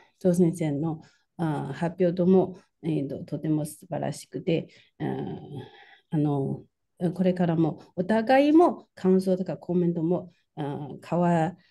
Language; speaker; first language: Japanese; non-native, fluent; Chinese